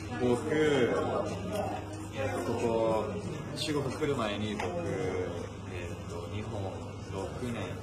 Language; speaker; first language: Japanese; non-native, fluent; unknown